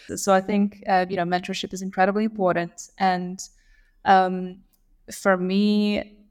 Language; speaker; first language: English; non-native, fluent; Lithuanian